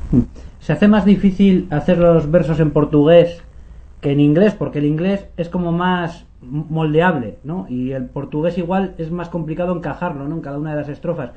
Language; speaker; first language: Spanish; native; Spanish